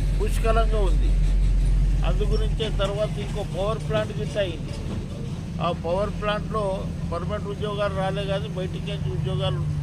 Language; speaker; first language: Telugu; non-native, local second language; Lambadi